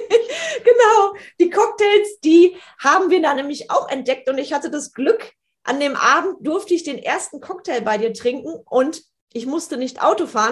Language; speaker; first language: German; native; German